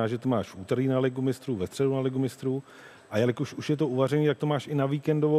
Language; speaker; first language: Czech; native; Czech